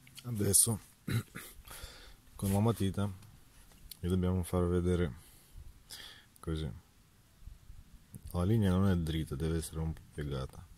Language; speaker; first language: Italian; non-native, fluent; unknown